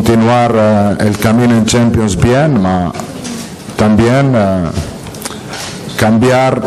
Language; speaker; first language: Spanish; non-native, fluent; Italian